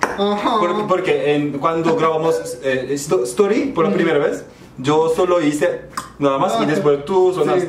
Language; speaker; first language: Spanish; non-native, fluent; Korean